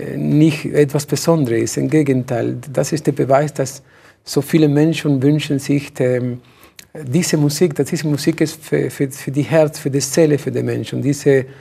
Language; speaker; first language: German; non-native, learner; Spanish